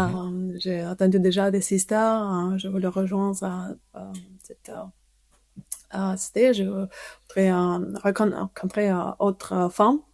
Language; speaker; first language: French; non-native, fluent; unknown